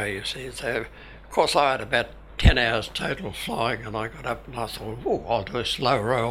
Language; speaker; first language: English; native; English